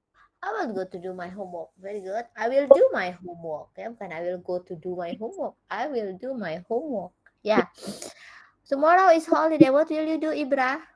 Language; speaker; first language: English; non-native, fluent; Indonesian